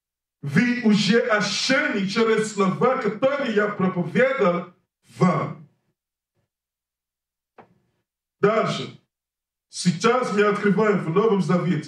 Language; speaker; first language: Russian; non-native, learner; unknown